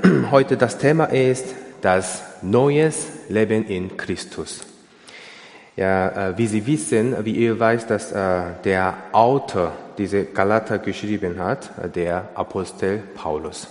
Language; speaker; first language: German; non-native, learner; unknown